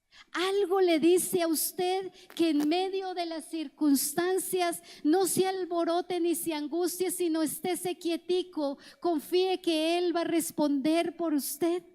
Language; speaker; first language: Spanish; native; Spanish